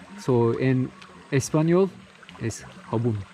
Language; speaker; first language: Spanish; non-native, learner; Turkish